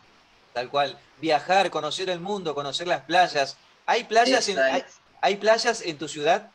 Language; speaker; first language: Spanish; native; Spanish